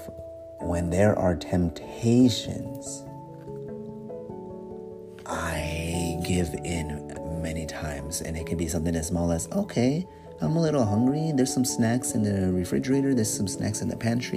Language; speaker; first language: English; native; English